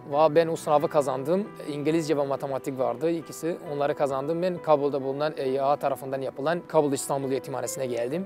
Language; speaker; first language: Turkish; non-native, fluent; Persian